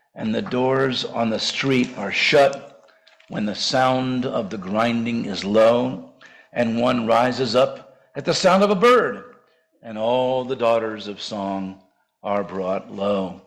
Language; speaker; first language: English; native; English